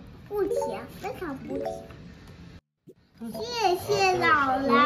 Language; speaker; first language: Chinese; early bilingual, heritage; Chinese